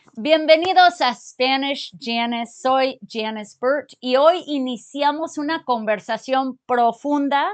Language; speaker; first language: Spanish; early bilingual, other home language; English